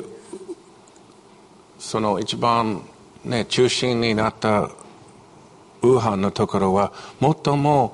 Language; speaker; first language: Japanese; non-native, fluent; English